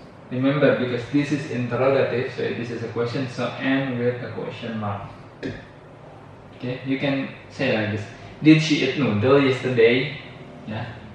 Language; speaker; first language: English; non-native, fluent; Indonesian